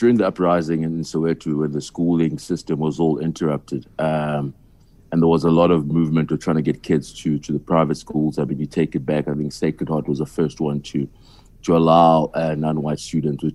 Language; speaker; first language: English; non-native, local second language; Zulu